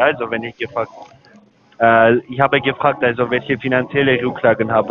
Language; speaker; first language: German; non-native, learner; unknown